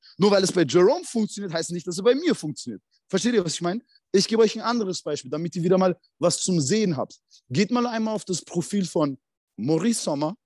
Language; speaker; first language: German; native; German